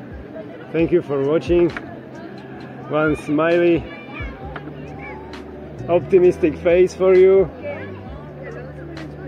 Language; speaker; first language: English; non-native, learner; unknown